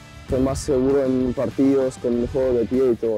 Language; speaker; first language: Spanish; non-native, fluent; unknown